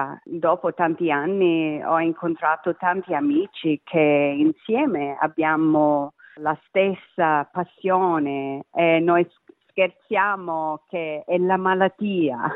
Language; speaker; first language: Italian; early bilingual, heritage; Italian